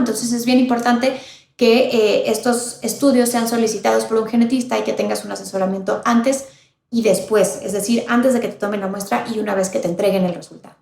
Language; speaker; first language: Spanish; native; Spanish